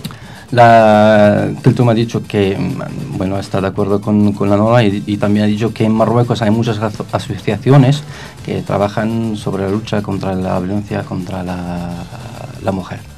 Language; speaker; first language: Spanish; non-native, fluent; Arabic